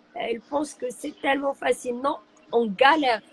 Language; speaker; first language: French; non-native, local second language; Arabic